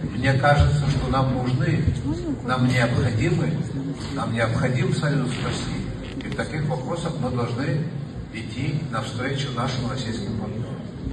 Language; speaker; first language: Russian; non-native, local second language; Abkhazian